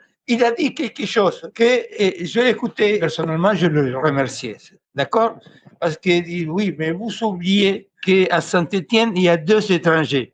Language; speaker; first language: French; non-native, fluent; Spanish